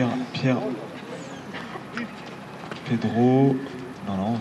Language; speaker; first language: French; native; French